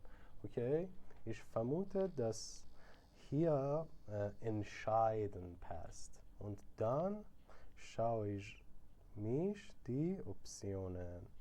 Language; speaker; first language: German; non-native, fluent; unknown